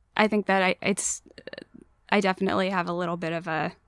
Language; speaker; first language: English; native; English